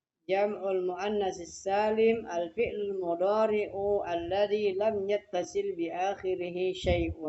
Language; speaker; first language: Arabic; non-native, fluent; Indonesian